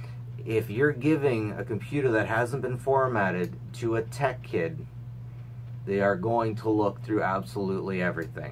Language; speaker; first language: English; native; English